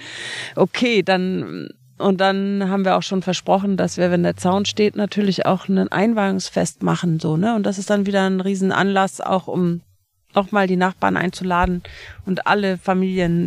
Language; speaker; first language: German; native; German